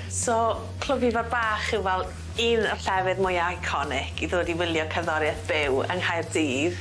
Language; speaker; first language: Welsh; native; Welsh